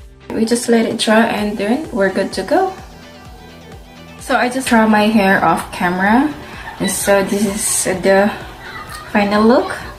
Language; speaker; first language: English; non-native, local second language; Filipino